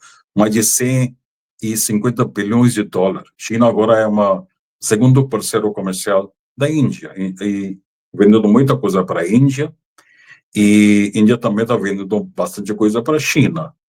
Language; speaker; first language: Portuguese; non-native, fluent; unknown